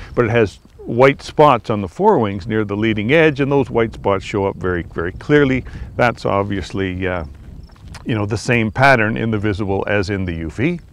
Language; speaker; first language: English; native; English